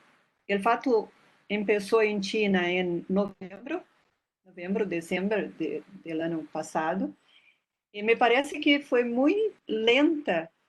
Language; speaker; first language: Spanish; non-native, fluent; Portuguese